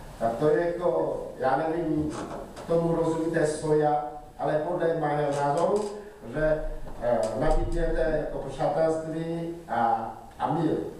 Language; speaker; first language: Czech; non-native, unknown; Vietnamese